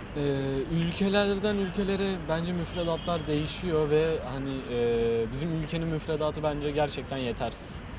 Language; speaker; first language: Turkish; native; Turkish